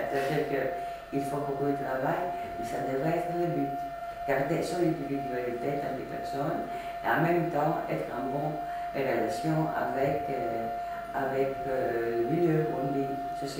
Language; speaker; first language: French; non-native, fluent; Greek